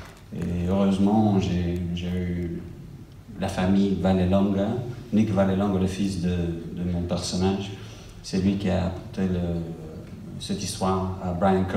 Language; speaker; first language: French; non-native, fluent; English